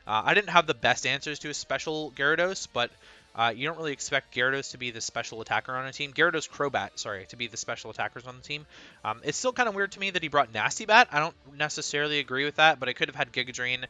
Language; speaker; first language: English; native; English